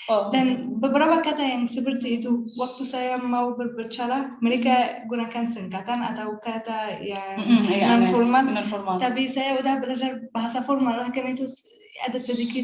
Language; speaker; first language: Indonesian; non-native, learner; Arabic